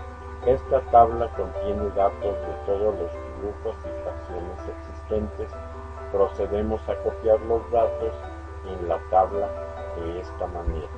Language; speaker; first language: Spanish; native; Spanish